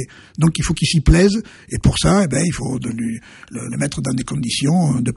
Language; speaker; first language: French; native; French